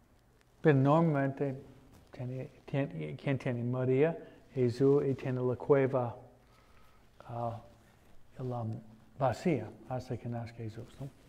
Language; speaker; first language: Spanish; non-native, fluent; English